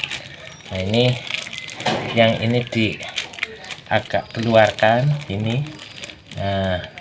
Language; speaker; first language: Indonesian; non-native, local second language; Javanese